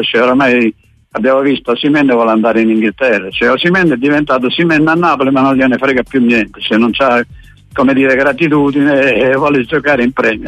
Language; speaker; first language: Italian; native; Italian